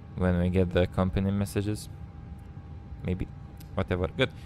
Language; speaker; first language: English; non-native, fluent; Romanian